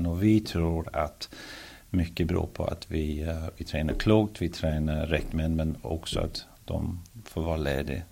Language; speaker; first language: Swedish; early bilingual, heritage; Swedish